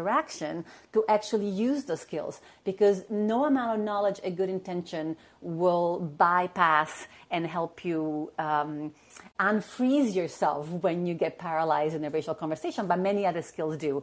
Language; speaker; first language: English; non-native, fluent; Italian